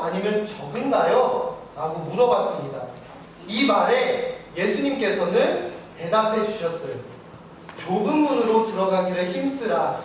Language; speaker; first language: Korean; native; Korean